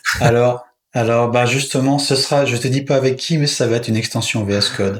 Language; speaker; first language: French; native; French